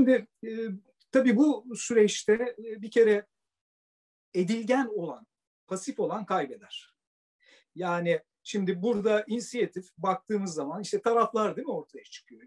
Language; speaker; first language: Turkish; native; Turkish